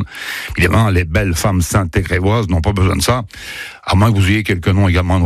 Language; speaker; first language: French; native; French